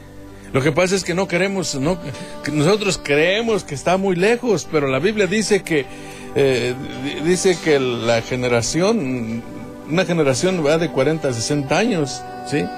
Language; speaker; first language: Spanish; native; Spanish